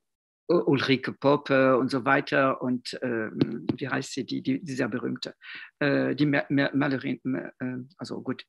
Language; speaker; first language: German; non-native, fluent; French